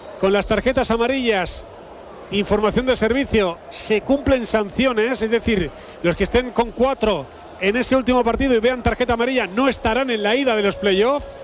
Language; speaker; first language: Spanish; native; Spanish